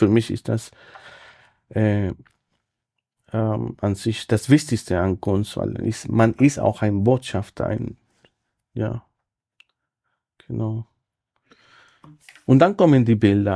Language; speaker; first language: German; non-native, fluent; Spanish